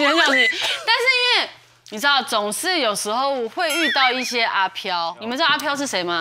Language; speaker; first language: Chinese; native; Chinese